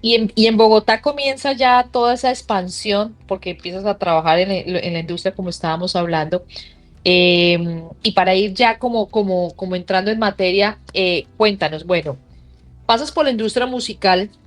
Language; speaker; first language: Spanish; native; Spanish